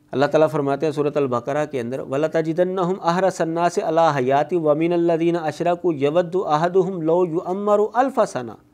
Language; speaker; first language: Urdu; non-native, local second language; Punjabi